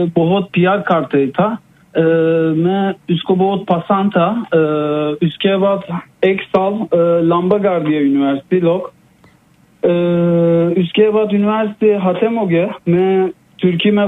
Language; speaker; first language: Hindi; non-native, learner; Turkish